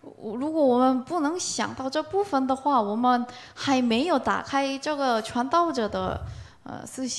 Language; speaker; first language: Chinese; non-native, learner; Korean